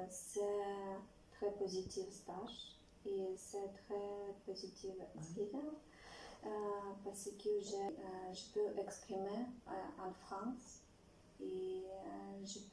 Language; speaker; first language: French; non-native, learner; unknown